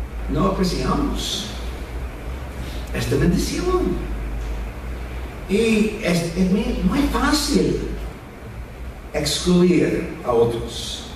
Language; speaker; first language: Spanish; non-native, fluent; English